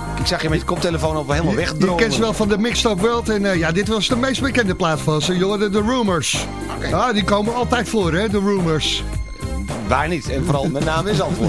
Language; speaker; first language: Dutch; native; Dutch